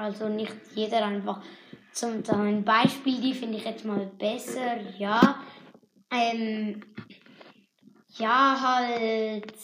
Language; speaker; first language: German; native; German